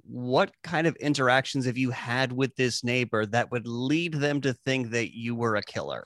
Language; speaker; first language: English; native; English